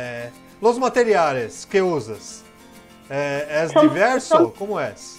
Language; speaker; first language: Spanish; non-native, learner; Portuguese